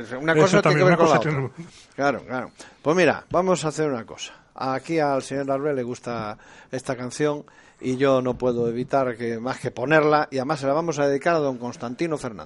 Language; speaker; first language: Spanish; native; Spanish